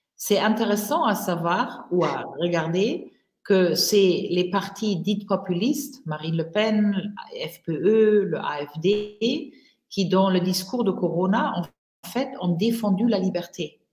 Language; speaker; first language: French; non-native, fluent; German